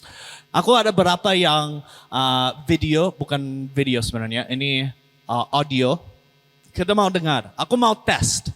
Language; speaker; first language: Indonesian; non-native, learner; English